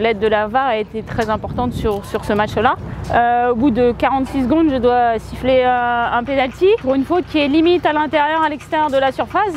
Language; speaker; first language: French; native; French